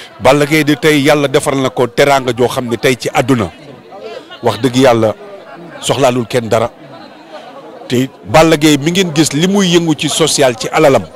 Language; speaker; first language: Wolof; native; Wolof